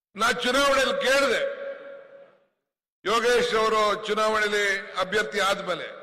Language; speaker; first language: Kannada; native; Kannada